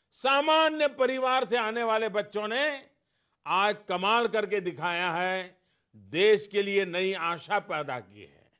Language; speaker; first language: Hindi; non-native, local second language; Gujarati